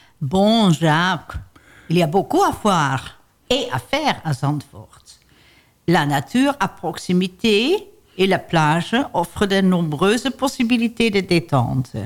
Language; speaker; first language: French; non-native, learner; Dutch